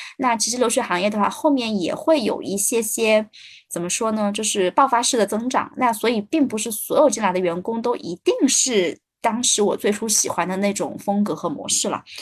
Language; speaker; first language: Chinese; native; Chinese